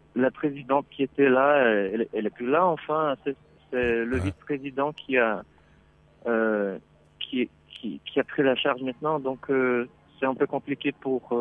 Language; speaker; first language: French; non-native, fluent; Portuguese